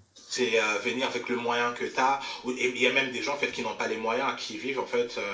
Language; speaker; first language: French; non-native, local second language; Rundi